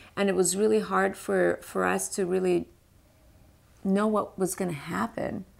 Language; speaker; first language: English; early bilingual, other home language; Persian